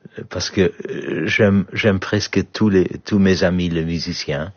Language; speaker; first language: French; non-native, learner; Polish